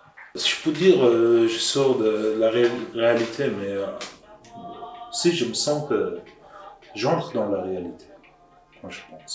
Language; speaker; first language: French; non-native, learner; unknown